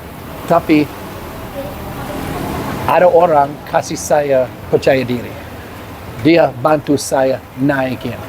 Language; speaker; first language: Indonesian; non-native, learner; English